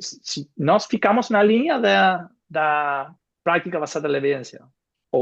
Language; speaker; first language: Portuguese; non-native, fluent; Spanish